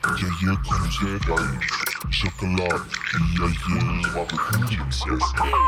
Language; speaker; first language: Russian; non-native, learner; German